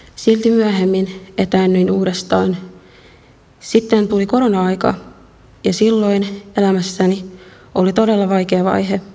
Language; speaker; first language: Finnish; early bilingual, other home language; Arabic